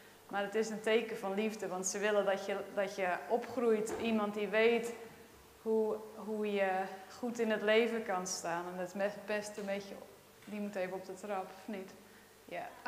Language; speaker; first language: Dutch; native; Dutch